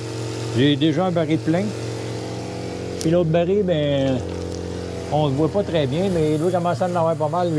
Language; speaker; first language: French; native; French